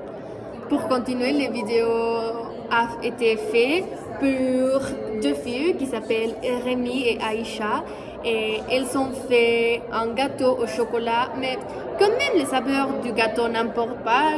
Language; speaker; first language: French; non-native, fluent; Spanish